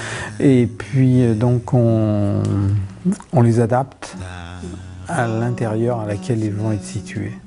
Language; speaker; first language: French; native; French